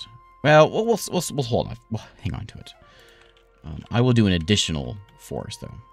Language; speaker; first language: English; native; English